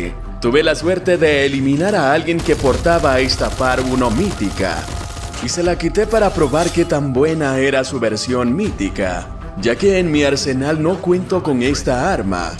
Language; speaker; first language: Spanish; native; Spanish